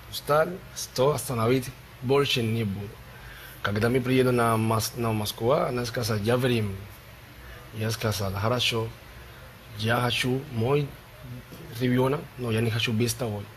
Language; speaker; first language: Russian; non-native, learner; Spanish